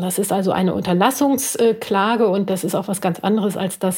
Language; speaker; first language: German; native; German